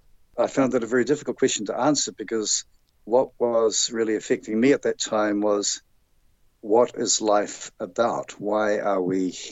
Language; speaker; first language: English; native; English